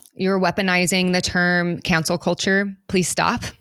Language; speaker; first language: English; native; English